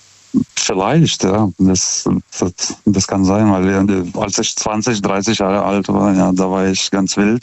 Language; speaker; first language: German; non-native, fluent; Lithuanian